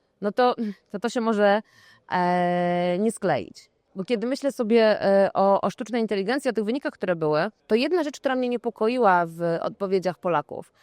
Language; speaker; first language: Polish; native; Polish